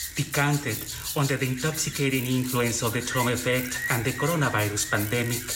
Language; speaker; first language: English; non-native, fluent; Spanish